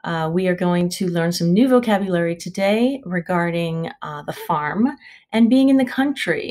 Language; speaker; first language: English; native; English